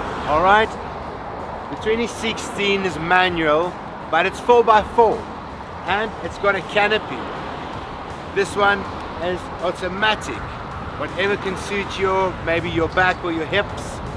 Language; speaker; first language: English; non-native, local second language; Afrikaans